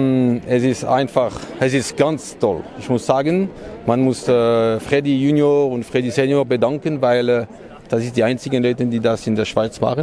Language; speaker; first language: German; non-native, local second language; Italian